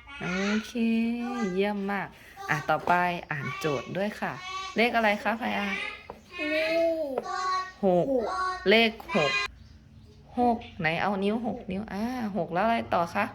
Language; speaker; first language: Thai; native; Thai